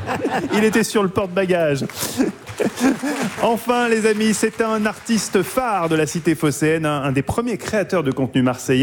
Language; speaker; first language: French; native; French